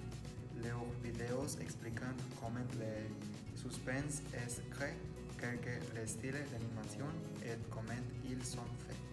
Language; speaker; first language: French; non-native, learner; Spanish